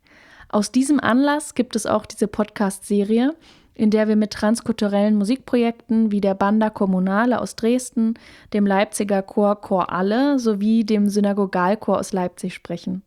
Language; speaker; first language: German; native; German